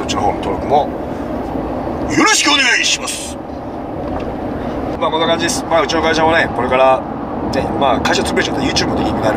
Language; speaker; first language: Japanese; native; Japanese